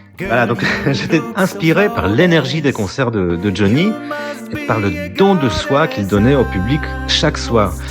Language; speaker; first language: French; non-native, fluent; Polish